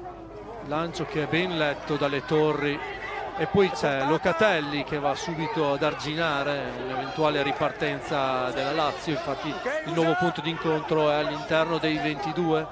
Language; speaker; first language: Italian; native; Italian